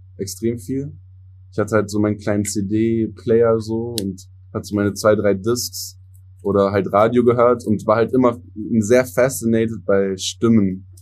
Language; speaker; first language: German; early bilingual, other home language; English